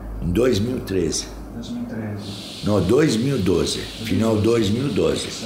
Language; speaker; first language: Portuguese; non-native, fluent; Arabic